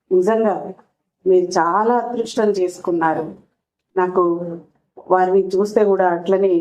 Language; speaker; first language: Telugu; non-native, local second language; Lambadi